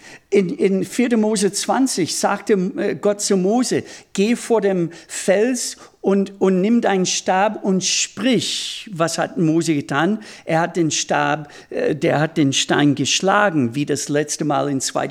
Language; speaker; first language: German; non-native, fluent; English